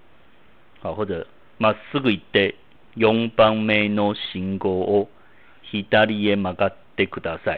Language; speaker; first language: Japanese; non-native, fluent; Chinese